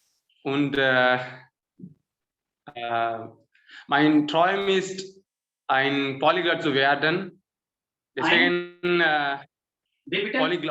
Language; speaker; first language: German; non-native, learner; Tamil